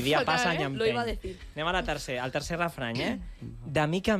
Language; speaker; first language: Catalan; native; Catalan